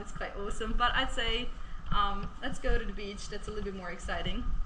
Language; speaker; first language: English; non-native, fluent; German